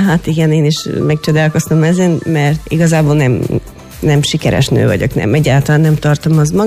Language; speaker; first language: Hungarian; non-native, fluent; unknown